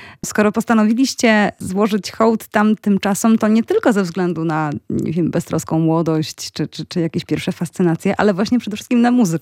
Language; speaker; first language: Polish; native; Polish